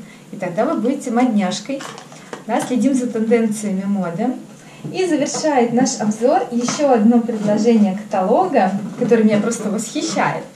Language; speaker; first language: Russian; native; Russian